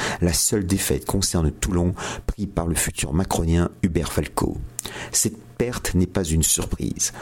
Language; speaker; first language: French; native; French